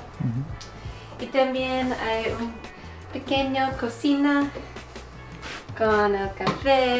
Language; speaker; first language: Spanish; non-native, learner; English